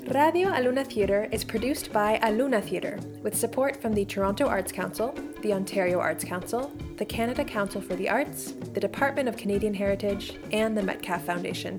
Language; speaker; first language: English; early bilingual, other home language; Spanish